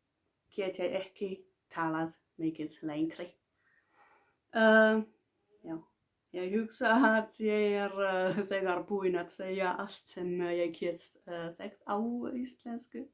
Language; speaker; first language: Icelandic; non-native, learner; Finnish